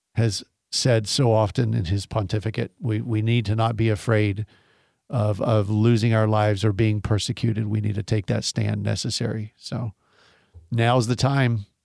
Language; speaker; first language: English; native; English